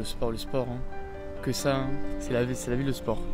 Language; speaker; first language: French; native; French